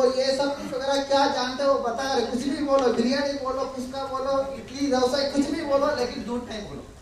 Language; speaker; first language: Hindi; non-native, local second language; Tamil